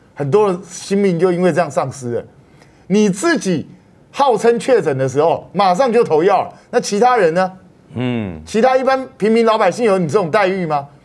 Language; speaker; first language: Chinese; native; Chinese